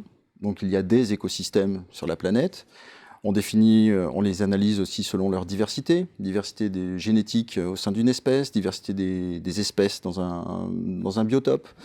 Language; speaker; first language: French; native; French